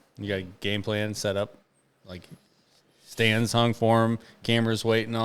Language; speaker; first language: English; native; English